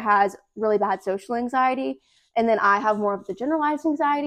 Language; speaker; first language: English; native; English